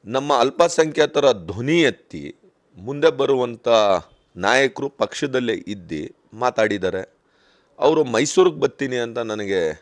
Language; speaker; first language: Kannada; non-native, local second language; Urdu